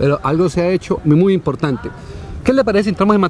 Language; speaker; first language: Spanish; native; Spanish